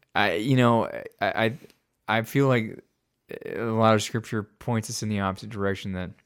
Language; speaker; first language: English; native; English